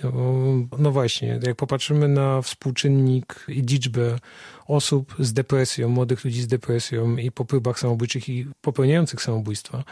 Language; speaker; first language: Polish; native; Polish